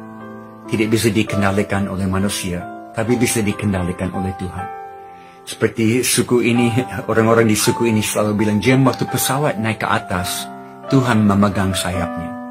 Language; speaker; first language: Indonesian; non-native, fluent; English